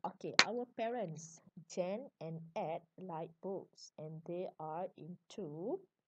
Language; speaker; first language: English; non-native, local second language; Malay